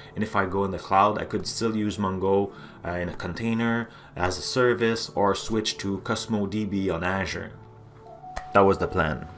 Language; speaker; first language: English; non-native, fluent; French